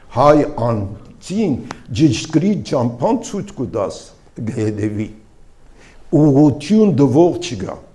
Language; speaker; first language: Armenian; early bilingual, heritage; Armenian